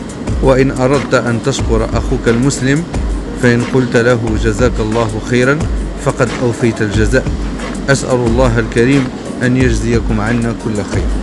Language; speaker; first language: Arabic; native; Arabic